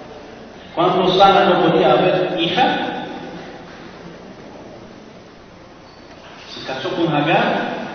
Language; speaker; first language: Spanish; non-native, fluent; Persian